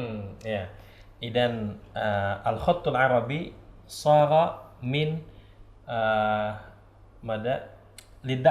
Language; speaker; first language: Arabic; non-native, learner; Indonesian